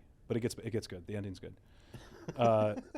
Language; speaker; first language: English; native; English